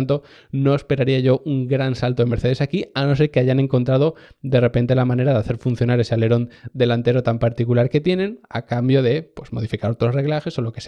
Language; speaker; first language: Spanish; native; Spanish